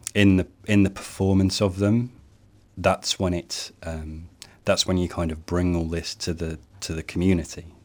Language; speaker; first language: English; native; English